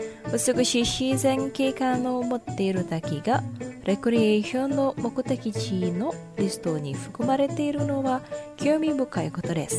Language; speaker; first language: Japanese; non-native, fluent; Indonesian